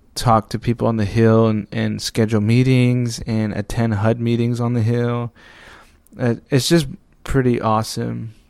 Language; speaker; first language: English; native; English